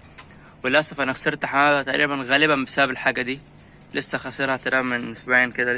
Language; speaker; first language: Arabic; native; Arabic